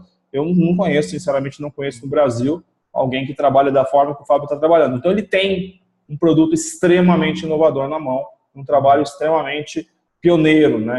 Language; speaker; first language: Portuguese; native; Portuguese